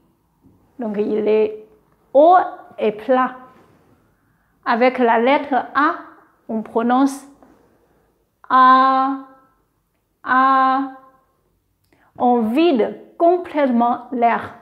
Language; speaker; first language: French; non-native, fluent; Chinese